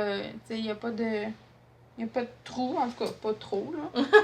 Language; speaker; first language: French; native; French